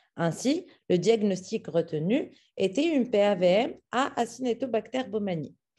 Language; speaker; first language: French; non-native, local second language; Arabic